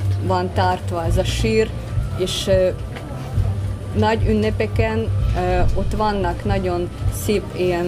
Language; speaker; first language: Hungarian; non-native, fluent; Russian